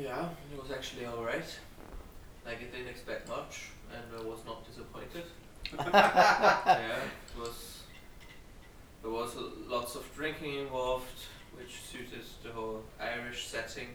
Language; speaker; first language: English; non-native, fluent; German